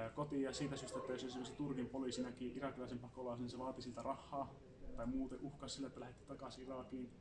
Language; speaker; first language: Finnish; early bilingual, other home language; Assyrian Neo-Aramaic